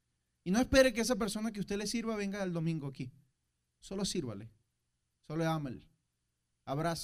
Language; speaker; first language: Spanish; native; Spanish